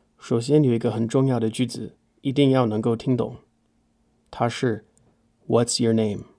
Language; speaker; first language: Chinese; non-native, fluent; English